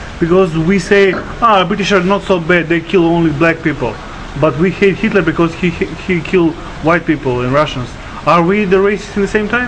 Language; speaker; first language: English; non-native, learner; Macedonian